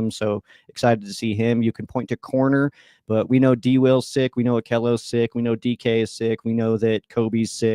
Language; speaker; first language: English; native; English